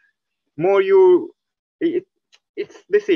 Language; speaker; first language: English; non-native, fluent; Italian